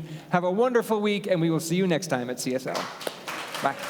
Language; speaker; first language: English; native; English